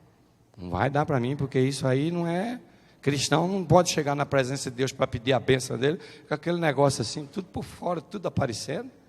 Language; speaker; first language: Portuguese; native; Portuguese